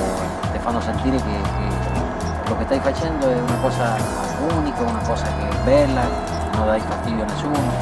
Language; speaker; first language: Italian; early bilingual, heritage; Spanish